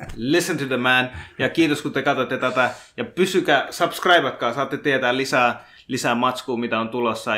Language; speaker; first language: Finnish; early bilingual, other home language; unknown